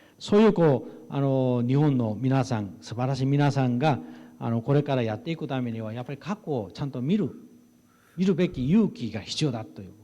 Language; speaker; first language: Japanese; non-native, fluent; Korean